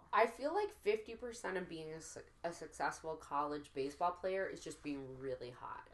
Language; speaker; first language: English; native; English